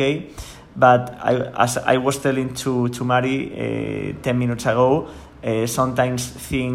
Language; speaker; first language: English; non-native, learner; Spanish